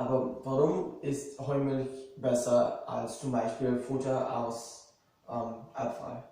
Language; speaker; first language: German; non-native, fluent; Portuguese